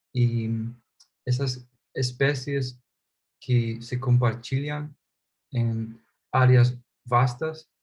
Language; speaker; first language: Portuguese; non-native, fluent; Spanish